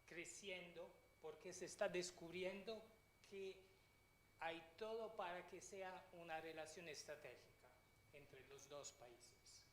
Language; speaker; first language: Spanish; non-native, fluent; Italian